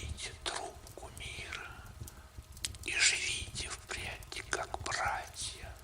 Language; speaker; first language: Russian; native; Russian